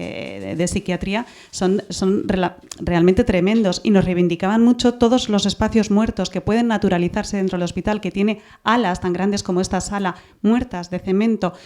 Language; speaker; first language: Spanish; native; Spanish